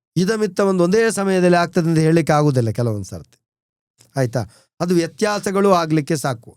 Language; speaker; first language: Kannada; non-native, local second language; Tulu